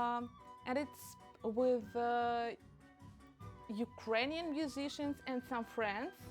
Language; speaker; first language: English; non-native, fluent; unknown